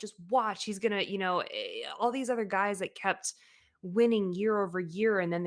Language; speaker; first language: English; native; English